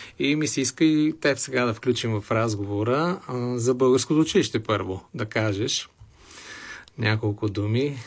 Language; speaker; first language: Bulgarian; native; Bulgarian